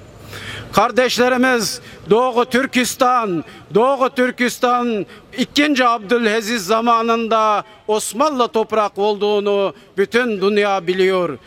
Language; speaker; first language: Turkish; non-native, fluent; Uyghur